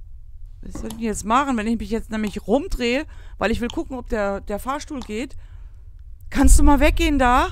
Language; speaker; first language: German; native; German